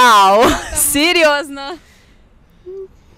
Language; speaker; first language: Russian; native; Russian